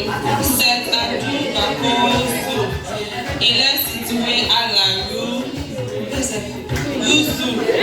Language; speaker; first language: French; non-native, learner; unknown